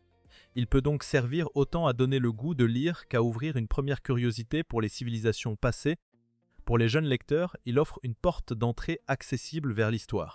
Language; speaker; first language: French; native; French